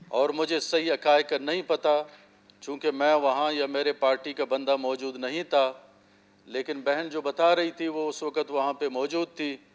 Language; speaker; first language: Urdu; non-native, local second language; Baluchi